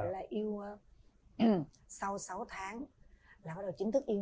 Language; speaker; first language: Vietnamese; native; Vietnamese